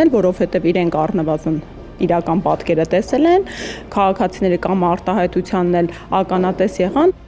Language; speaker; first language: Armenian; native; Armenian